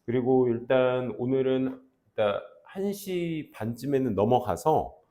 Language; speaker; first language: Korean; native; Korean